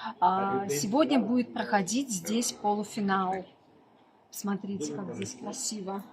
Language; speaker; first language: Russian; native; Russian